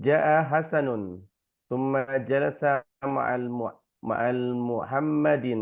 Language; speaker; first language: Arabic; non-native, learner; Indonesian